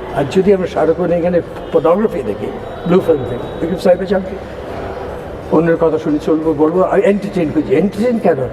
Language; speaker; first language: Bangla; non-native, local second language; Nepali